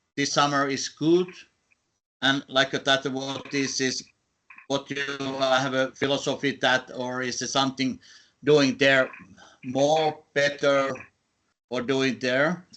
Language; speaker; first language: English; non-native, learner; Finnish